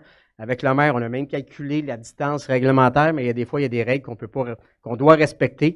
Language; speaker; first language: French; native; French